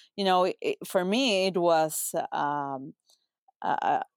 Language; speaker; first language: English; non-native, fluent; Spanish